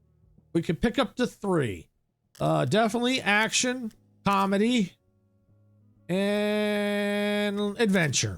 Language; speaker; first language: English; native; English